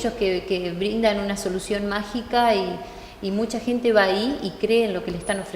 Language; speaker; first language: Spanish; native; Spanish